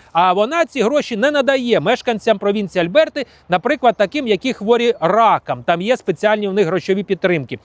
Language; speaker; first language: Ukrainian; non-native, local second language; Russian